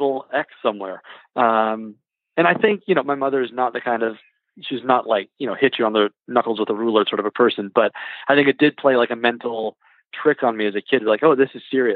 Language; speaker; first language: English; native; English